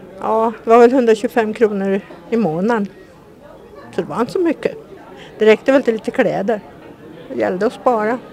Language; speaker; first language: Swedish; native; Swedish